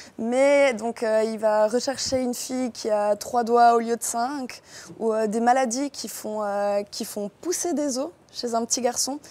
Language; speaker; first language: French; native; French